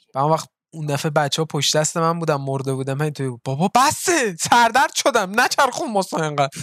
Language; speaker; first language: Persian; early bilingual, heritage; Persian